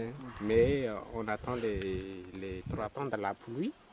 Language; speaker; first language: French; non-native, local second language; Malagasy